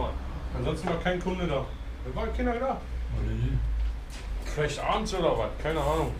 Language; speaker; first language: German; native; German